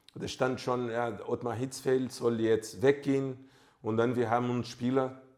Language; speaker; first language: German; non-native, fluent; Portuguese